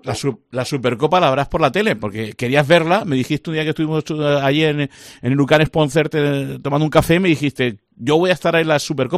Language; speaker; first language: Spanish; native; Spanish